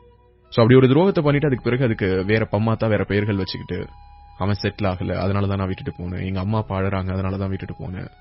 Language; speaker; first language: Tamil; native; Tamil